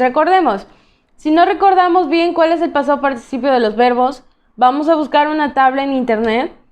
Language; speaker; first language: Spanish; native; Spanish